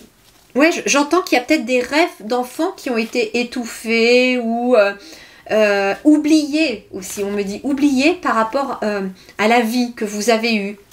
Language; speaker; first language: French; native; French